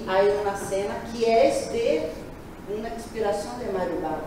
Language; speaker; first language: Spanish; non-native, learner; Portuguese